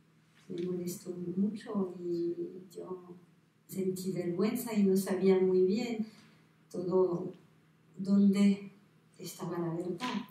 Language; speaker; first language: Spanish; non-native, fluent; French